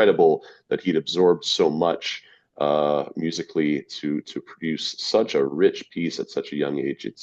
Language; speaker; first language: English; native; English